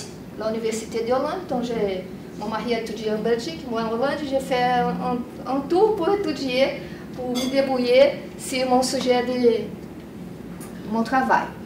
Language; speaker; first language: French; non-native, learner; Portuguese